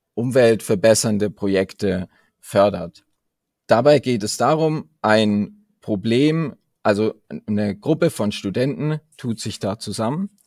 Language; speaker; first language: German; native; German